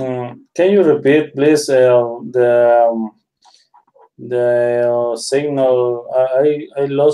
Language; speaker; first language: English; non-native, learner; Spanish